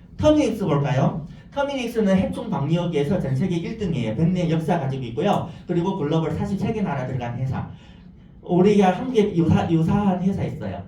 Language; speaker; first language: Korean; non-native, fluent; Chinese